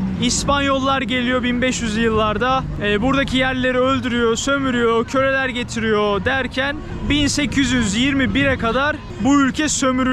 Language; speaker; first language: Turkish; native; Turkish